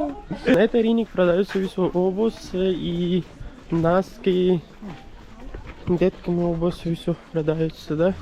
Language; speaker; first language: Russian; non-native, learner; Urdu